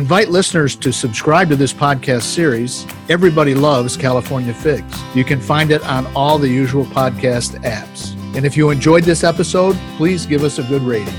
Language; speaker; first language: English; native; English